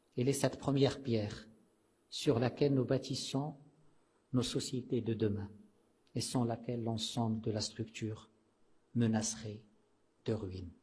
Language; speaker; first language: French; non-native, local second language; Arabic